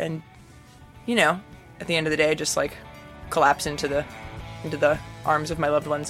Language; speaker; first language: English; native; English